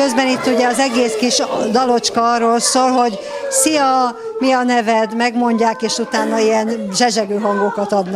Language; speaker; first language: Hungarian; native; Hungarian